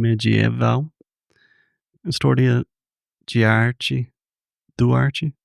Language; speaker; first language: Portuguese; non-native, fluent; English